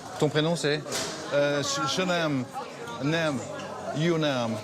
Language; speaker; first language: French; native; French